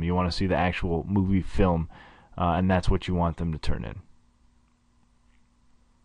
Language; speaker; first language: English; native; English